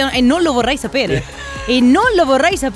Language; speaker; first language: Italian; native; Italian